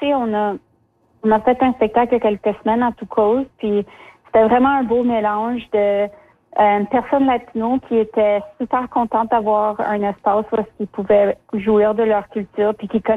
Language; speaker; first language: French; early bilingual, other home language; Spanish